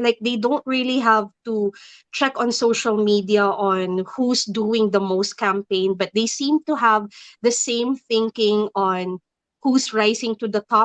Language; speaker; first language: English; non-native, local second language; Filipino